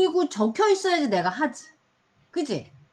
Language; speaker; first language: Korean; native; Korean